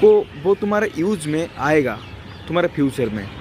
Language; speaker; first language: Hindi; non-native, local second language; Odia